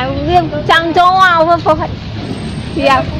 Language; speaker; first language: Chinese; non-native, learner; Filipino